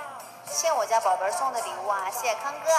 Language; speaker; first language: Chinese; native; Chinese